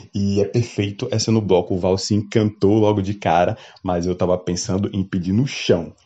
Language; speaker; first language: Portuguese; native; Portuguese